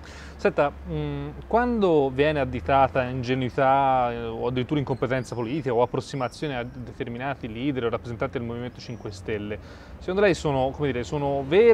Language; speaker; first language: Italian; native; Italian